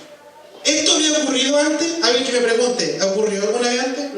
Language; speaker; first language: Spanish; native; Spanish